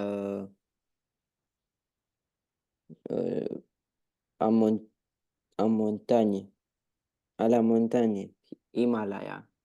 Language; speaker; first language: French; non-native, learner; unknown